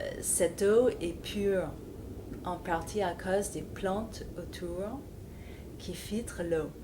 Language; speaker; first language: French; non-native, fluent; English